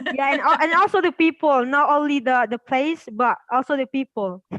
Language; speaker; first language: English; non-native, learner; Indonesian